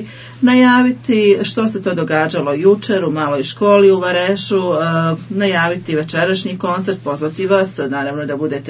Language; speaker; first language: Serbian; native; Serbian